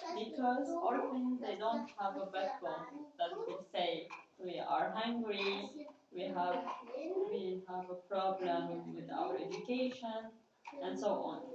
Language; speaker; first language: English; non-native, learner; Arabic